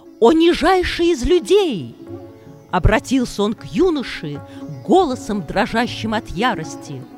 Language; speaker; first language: Russian; native; Russian